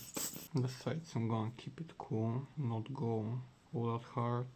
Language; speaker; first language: English; non-native, fluent; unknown